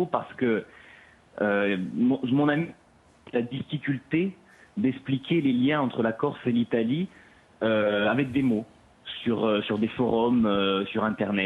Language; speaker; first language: French; non-native, fluent; Italian